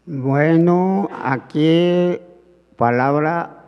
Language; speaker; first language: Spanish; non-native, learner; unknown